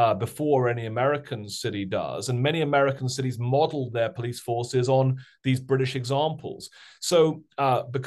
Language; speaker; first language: English; native; English